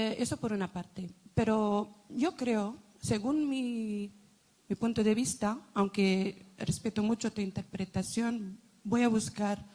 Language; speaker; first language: Spanish; non-native, fluent; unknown